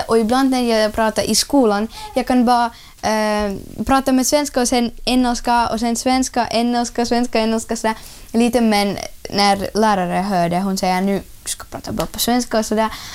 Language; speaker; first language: Swedish; non-native, learner; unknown